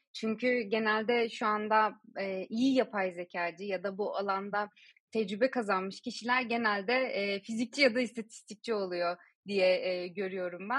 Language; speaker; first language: Turkish; native; Turkish